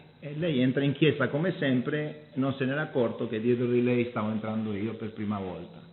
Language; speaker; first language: Italian; early bilingual, heritage; Italian